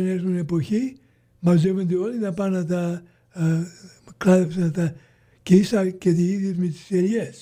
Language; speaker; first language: Greek; early bilingual, other home language; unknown